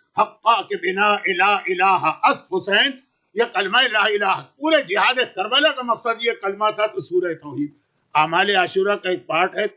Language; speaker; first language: Urdu; native; Urdu